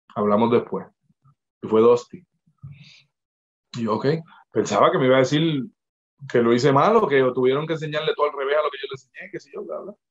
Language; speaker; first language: Spanish; native; Spanish